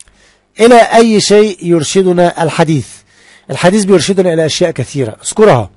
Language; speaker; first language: Arabic; native; Arabic